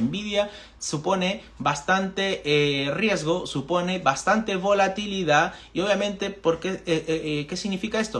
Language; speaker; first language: Spanish; native; Spanish